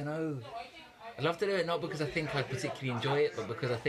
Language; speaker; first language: English; native; English